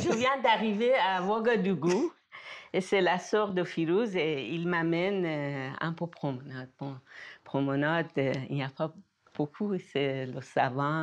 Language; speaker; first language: French; non-native, fluent; Persian